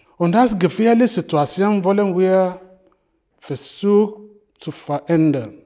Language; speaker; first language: German; non-native, fluent; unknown